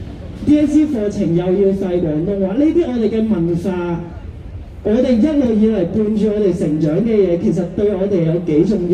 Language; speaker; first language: Cantonese; native; Cantonese